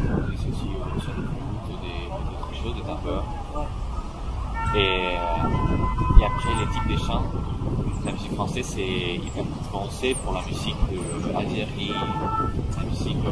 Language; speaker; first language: French; non-native, fluent; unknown